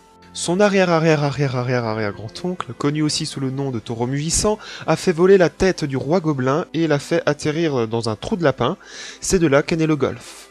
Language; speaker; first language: French; native; French